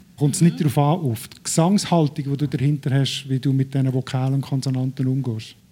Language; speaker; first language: German; native; German